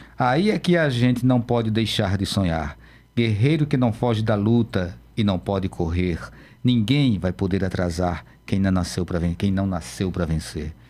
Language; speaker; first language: Portuguese; native; Portuguese